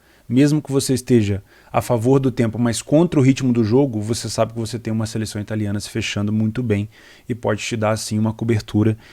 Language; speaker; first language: Portuguese; native; Portuguese